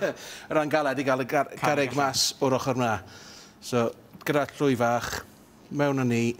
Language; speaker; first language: Welsh; native; Welsh